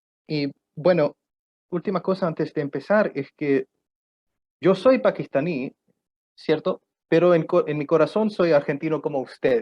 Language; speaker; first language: Spanish; non-native, fluent; Punjabi